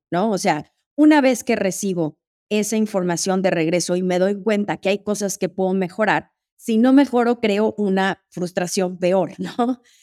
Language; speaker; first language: Spanish; native; Spanish